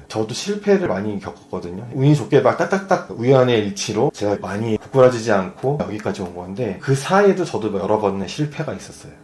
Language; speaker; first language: Korean; native; Korean